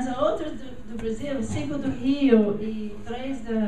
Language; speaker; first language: Portuguese; non-native, learner; English